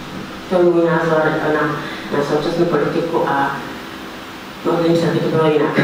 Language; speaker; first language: Czech; non-native, fluent; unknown